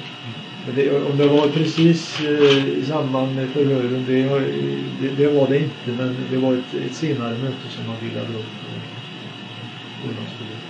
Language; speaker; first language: Swedish; native; Swedish